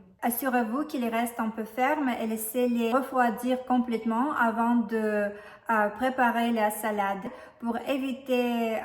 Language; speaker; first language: French; non-native, fluent; Russian